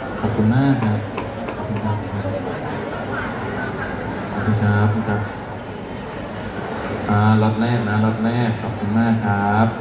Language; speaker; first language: Thai; native; Thai